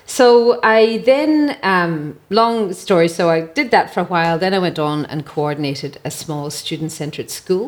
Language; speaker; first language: English; native; English